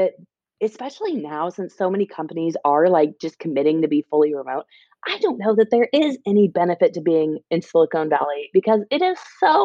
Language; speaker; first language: English; native; English